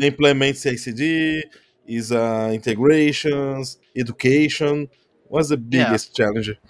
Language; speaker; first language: English; non-native, learner; Portuguese